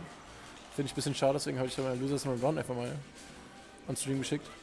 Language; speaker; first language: German; native; German